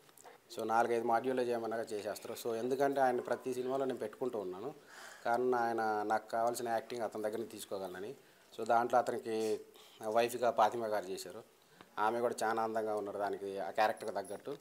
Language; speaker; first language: Telugu; native; Telugu